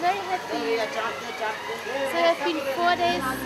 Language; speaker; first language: English; non-native, learner; Korean